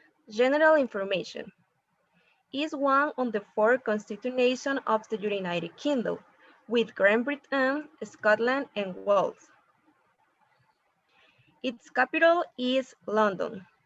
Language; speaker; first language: English; non-native, learner; Spanish